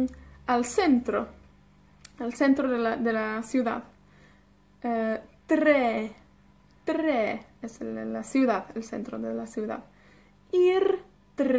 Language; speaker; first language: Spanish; non-native, fluent; Welsh